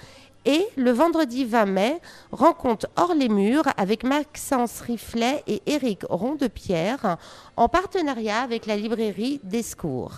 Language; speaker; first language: French; native; French